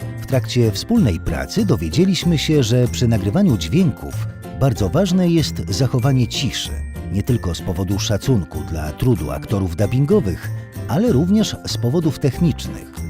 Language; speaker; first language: Polish; native; Polish